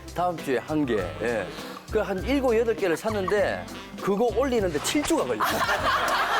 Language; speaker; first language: Korean; native; Korean